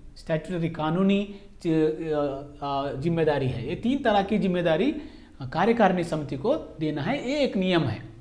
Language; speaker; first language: Hindi; non-native, local second language; Telugu